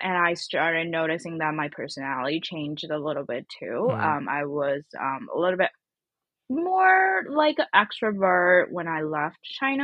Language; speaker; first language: English; non-native, fluent; Chinese